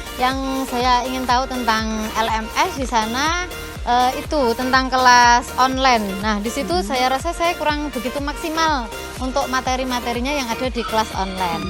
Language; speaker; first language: Indonesian; native; Indonesian